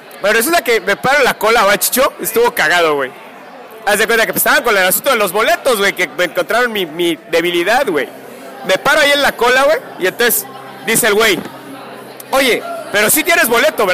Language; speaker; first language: Spanish; native; Spanish